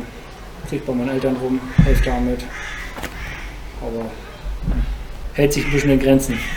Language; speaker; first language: German; native; German